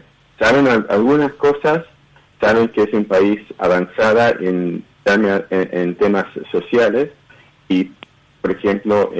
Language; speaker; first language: Spanish; early bilingual, heritage; Spanish